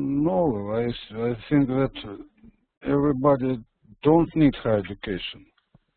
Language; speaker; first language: English; non-native, learner; Russian